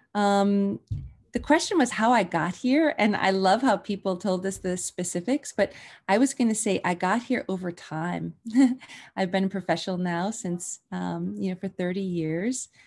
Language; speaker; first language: English; native; English